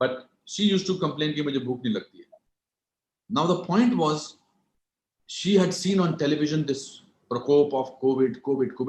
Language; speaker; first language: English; non-native, local second language; Hindi